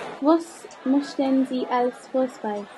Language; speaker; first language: German; non-native, learner; English